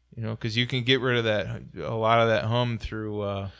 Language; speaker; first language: English; native; English